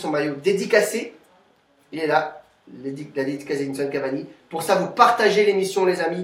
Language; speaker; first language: French; native; French